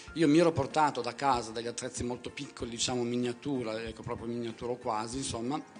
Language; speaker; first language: Italian; native; Italian